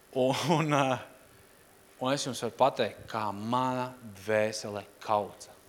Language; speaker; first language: Latvian; non-native, local second language; Russian